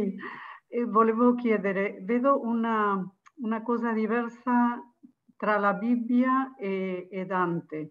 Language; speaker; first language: Italian; non-native, fluent; Spanish